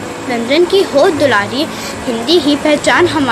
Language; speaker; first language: Hindi; native; Hindi